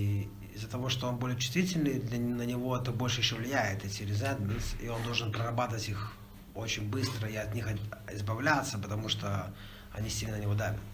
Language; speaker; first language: Russian; native; Russian